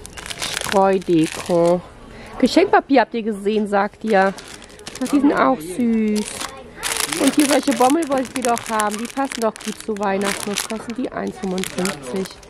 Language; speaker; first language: German; native; German